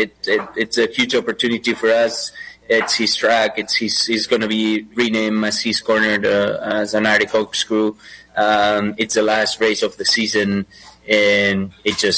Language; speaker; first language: English; non-native, fluent; Spanish